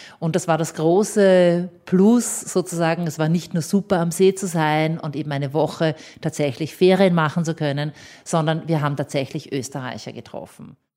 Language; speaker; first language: German; native; German